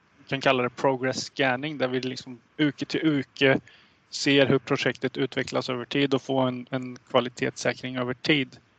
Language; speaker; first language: Swedish; native; Swedish